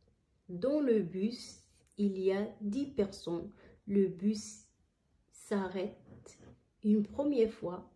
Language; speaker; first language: French; non-native, learner; Somali